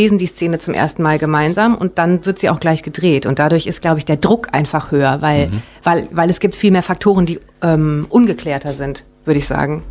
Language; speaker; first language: German; early bilingual, other home language; Japanese